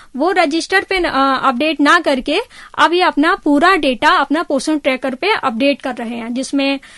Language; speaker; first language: Hindi; native; Hindi